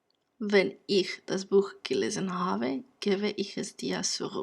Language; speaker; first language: German; non-native, fluent; Spanish